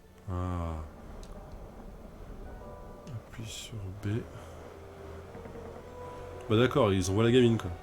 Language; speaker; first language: French; native; French